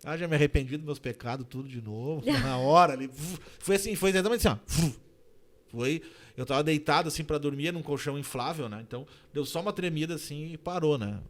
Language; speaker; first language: Portuguese; native; Portuguese